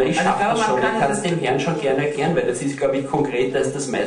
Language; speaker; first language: German; native; German